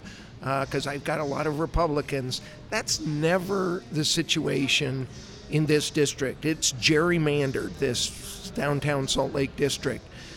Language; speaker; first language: English; native; English